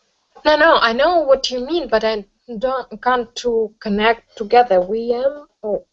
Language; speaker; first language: English; non-native, learner; Russian